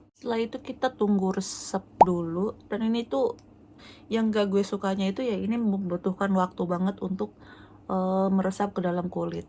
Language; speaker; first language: Indonesian; native; Indonesian